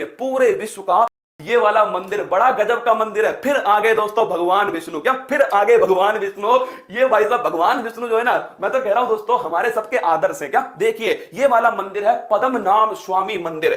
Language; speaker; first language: Hindi; native; Hindi